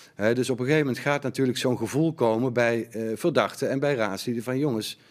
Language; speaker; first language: Dutch; native; Dutch